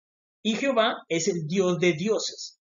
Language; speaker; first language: Spanish; native; Spanish